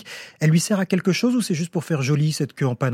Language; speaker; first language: French; native; French